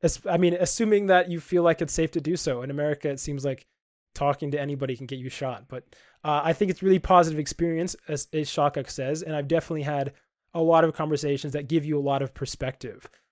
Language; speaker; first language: English; native; English